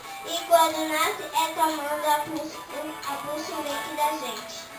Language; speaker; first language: Portuguese; native; Portuguese